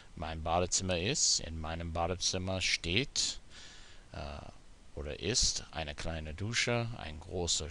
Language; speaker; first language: German; non-native, fluent; English